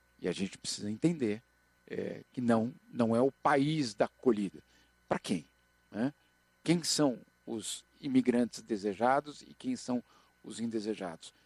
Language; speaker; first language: Portuguese; native; Portuguese